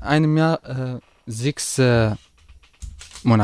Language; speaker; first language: German; non-native, learner; Arabic